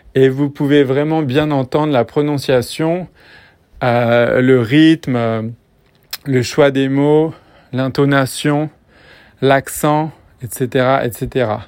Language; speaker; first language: French; native; French